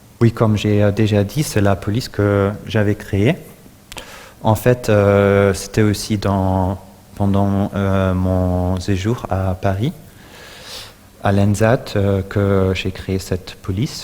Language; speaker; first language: French; non-native, fluent; German